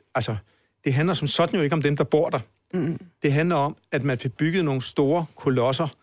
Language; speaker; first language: Danish; native; Danish